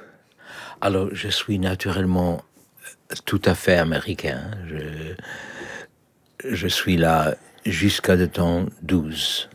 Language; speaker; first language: French; non-native, learner; Polish